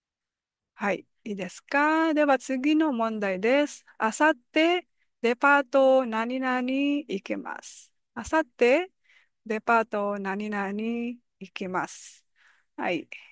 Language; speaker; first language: Japanese; non-native, fluent; Filipino